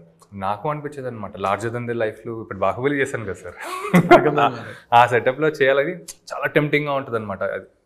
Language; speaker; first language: Telugu; native; Telugu